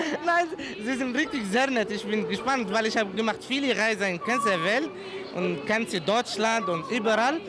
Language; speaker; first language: German; non-native, learner; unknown